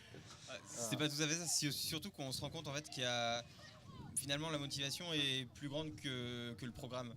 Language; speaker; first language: French; native; French